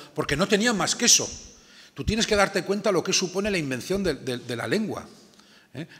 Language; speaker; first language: Spanish; native; Spanish